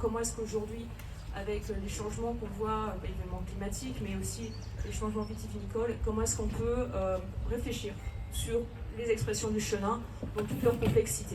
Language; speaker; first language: French; native; French